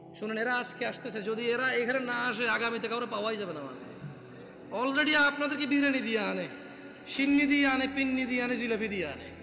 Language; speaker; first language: Bangla; native; Bangla